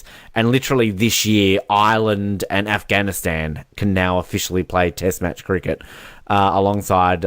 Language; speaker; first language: English; native; English